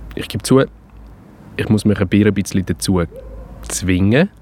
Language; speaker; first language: German; native; German